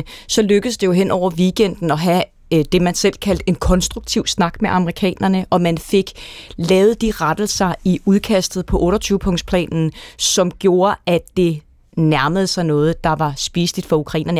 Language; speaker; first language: Danish; native; Danish